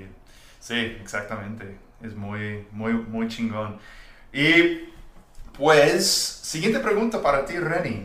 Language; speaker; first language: Spanish; non-native, fluent; English